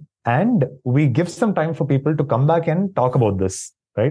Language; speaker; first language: English; non-native, local second language; Tamil